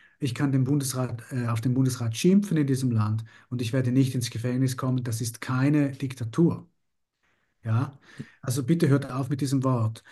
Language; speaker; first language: German; early bilingual, other home language; Spanish